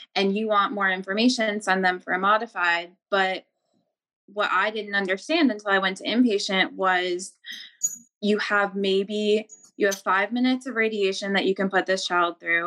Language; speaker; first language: English; native; English